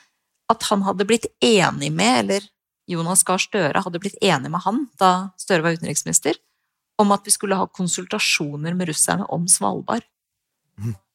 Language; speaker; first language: Norwegian; native; Norwegian